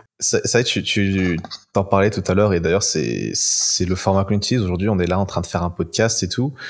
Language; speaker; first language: French; non-native, local second language; Malagasy